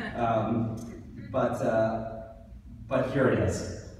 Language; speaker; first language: English; native; English